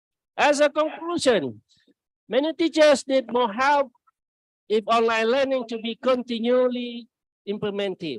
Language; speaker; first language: English; non-native, learner; Indonesian